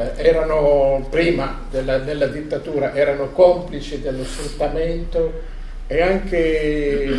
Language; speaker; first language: Italian; non-native, fluent; Arabic